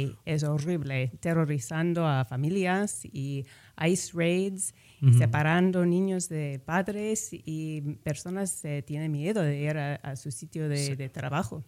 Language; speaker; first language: Spanish; non-native, fluent; English